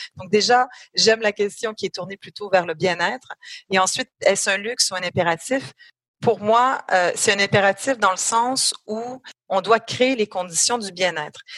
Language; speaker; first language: French; native; French